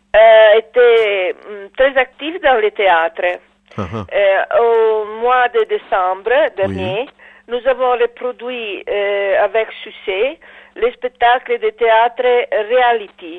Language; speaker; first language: French; non-native, learner; Italian